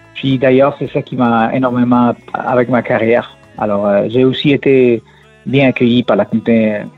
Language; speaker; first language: French; non-native, fluent; Spanish